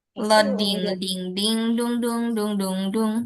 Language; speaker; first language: English; non-native, local second language; Indonesian